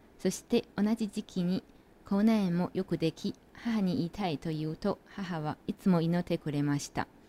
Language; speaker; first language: Japanese; non-native, fluent; Chinese